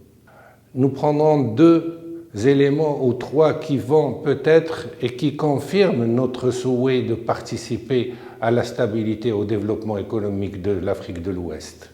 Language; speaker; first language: French; non-native, local second language; Arabic